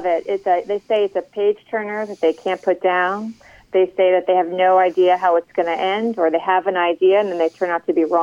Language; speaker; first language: English; native; English